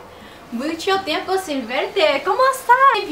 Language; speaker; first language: Spanish; non-native, learner; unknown